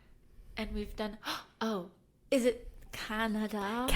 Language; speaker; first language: English; native; English